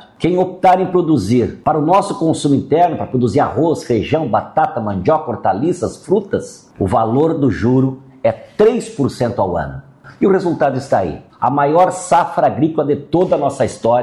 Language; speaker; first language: Portuguese; native; Portuguese